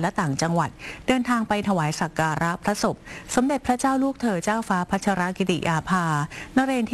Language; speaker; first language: Thai; native; Thai